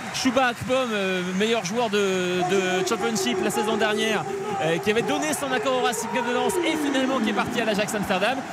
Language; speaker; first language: French; native; French